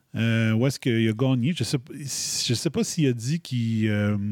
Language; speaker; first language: French; native; French